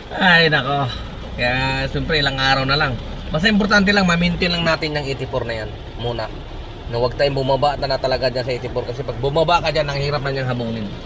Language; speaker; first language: Filipino; native; Filipino